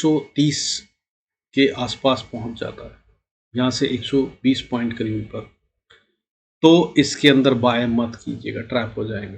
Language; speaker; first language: Hindi; native; Hindi